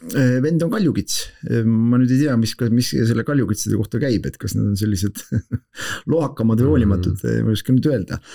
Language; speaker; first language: Estonian; native; Estonian